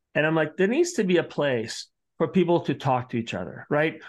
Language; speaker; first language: English; early bilingual, other home language; Italian